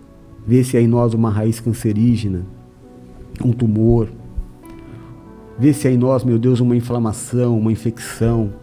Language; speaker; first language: Portuguese; native; Portuguese